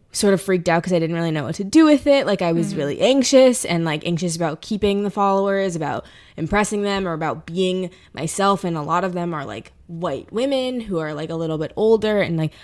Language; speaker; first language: English; native; English